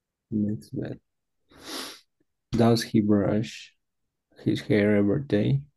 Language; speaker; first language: English; non-native, learner; Spanish